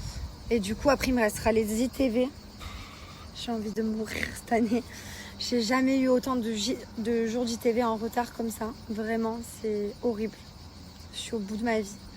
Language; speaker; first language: French; native; French